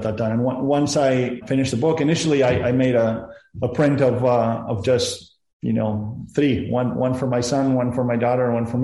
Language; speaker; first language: English; non-native, fluent; Spanish